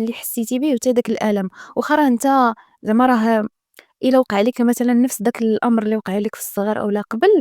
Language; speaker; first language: Arabic; native; Arabic